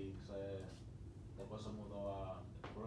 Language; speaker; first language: Spanish; early bilingual, other home language; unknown